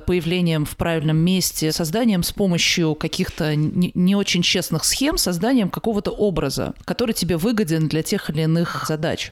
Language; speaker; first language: Russian; native; Russian